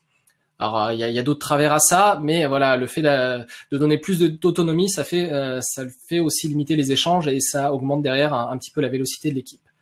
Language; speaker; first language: French; native; French